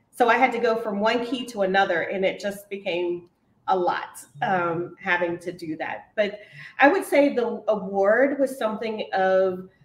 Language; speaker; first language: English; native; English